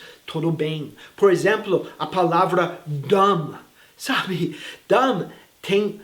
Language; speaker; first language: Portuguese; non-native, fluent; English